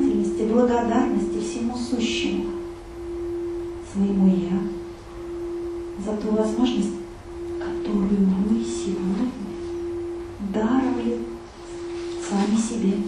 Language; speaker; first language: Russian; native; Russian